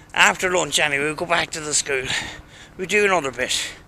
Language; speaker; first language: English; native; English